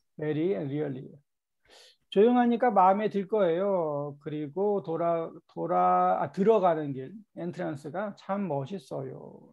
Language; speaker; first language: Korean; native; Korean